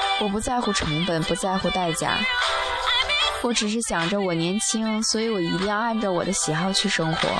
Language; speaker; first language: Chinese; native; Chinese